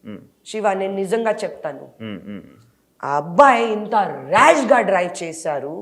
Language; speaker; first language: Telugu; non-native, learner; Hindi